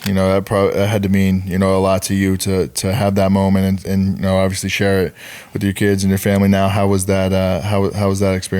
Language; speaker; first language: English; native; English